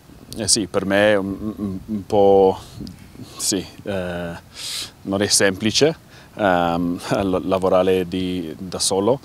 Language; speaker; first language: Italian; non-native, learner; English